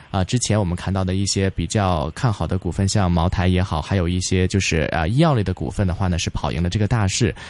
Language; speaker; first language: Chinese; non-native, local second language; Cantonese